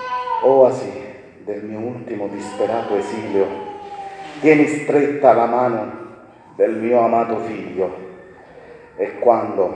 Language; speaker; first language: Italian; native; Italian